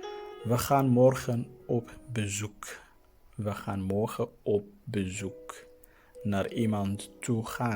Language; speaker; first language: Dutch; non-native, fluent; Tigrinya